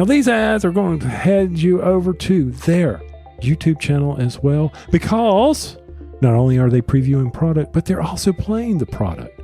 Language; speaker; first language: English; native; English